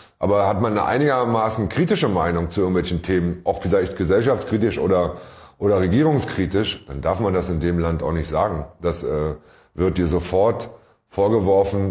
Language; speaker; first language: German; native; German